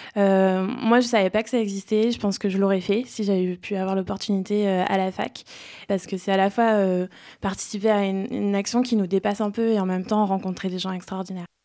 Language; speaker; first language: French; native; French